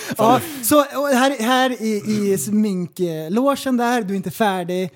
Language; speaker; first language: Swedish; native; Swedish